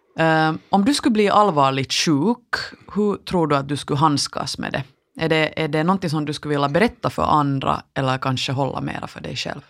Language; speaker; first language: Swedish; native; Swedish